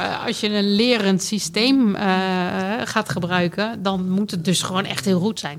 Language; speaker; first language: Dutch; native; Dutch